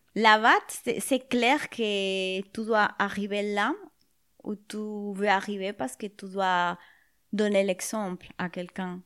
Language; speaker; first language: French; non-native, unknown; Spanish